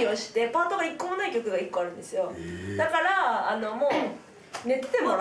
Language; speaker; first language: Japanese; native; Japanese